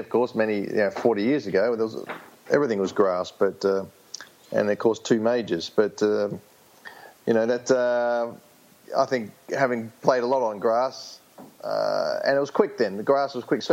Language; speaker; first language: English; native; English